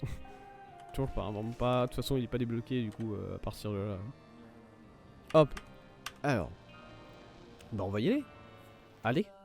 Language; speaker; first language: French; native; French